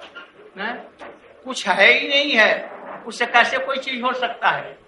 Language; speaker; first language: Hindi; native; Hindi